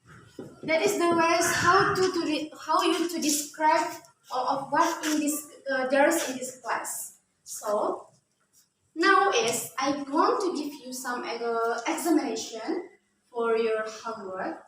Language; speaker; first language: English; non-native, learner; Indonesian